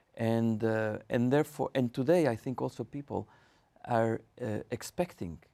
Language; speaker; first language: English; non-native, fluent; Spanish